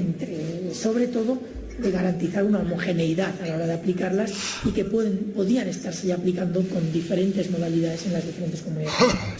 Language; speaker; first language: Spanish; native; Spanish